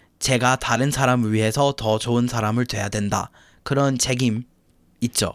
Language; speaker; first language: Korean; non-native, fluent; English